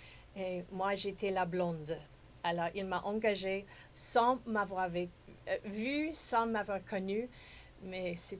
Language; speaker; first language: French; non-native, fluent; English